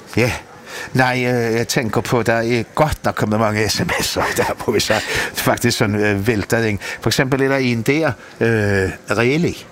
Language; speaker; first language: Danish; native; Danish